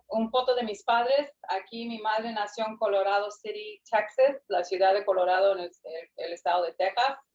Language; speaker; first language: Spanish; early bilingual, heritage; English